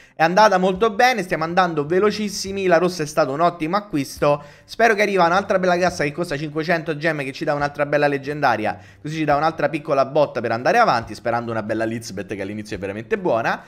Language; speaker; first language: Italian; native; Italian